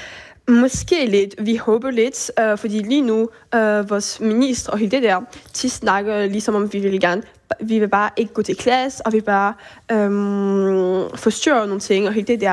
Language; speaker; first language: Danish; early bilingual, heritage; French